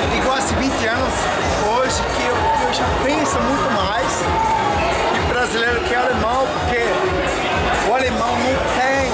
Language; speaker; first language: Portuguese; non-native, fluent; German